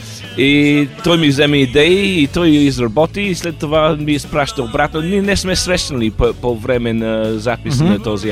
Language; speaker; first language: Bulgarian; non-native, learner; English